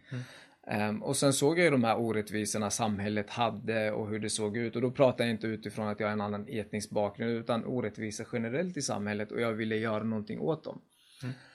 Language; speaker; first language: Swedish; early bilingual, other home language; Kurdish